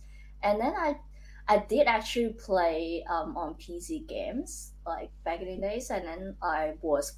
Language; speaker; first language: English; non-native, local second language; Cantonese